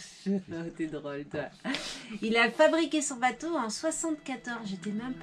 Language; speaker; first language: French; native; French